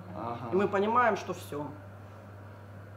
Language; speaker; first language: Russian; native; Russian